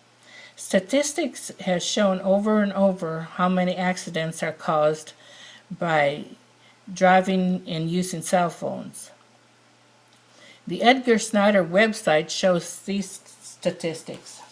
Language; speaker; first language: English; native; English